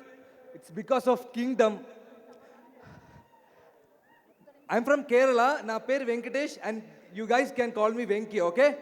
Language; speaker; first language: Telugu; non-native, learner; Malayalam